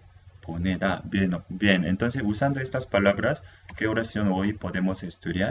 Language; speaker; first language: Spanish; non-native, fluent; Korean